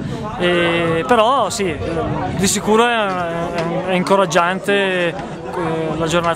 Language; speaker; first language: Italian; native; Italian